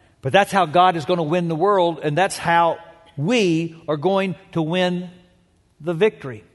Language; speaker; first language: English; native; English